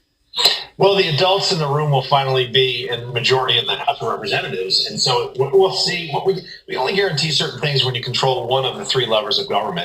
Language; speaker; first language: English; native; English